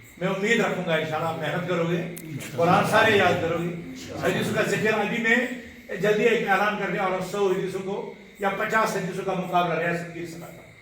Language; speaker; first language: Urdu; non-native, local second language; Kashmiri